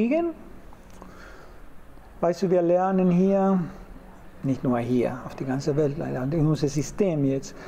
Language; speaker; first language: German; non-native, fluent; Spanish